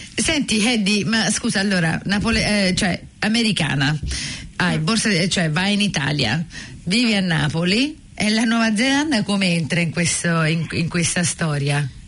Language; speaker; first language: Italian; native; Italian